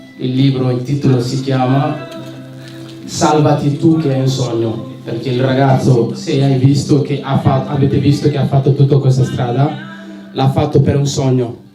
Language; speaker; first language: Italian; non-native, fluent; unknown